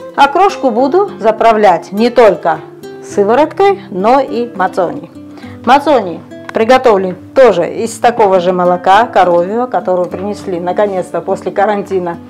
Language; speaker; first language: Russian; non-native, local second language; Georgian